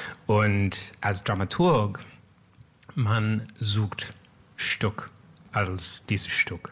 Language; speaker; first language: German; non-native, learner; English